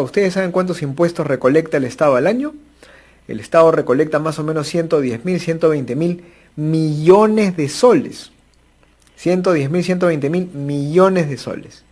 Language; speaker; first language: Spanish; native; Spanish